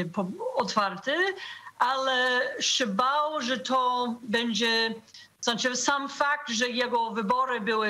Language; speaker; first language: Polish; non-native, fluent; English